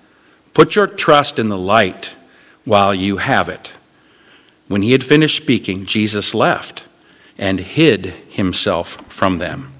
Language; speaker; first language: English; native; English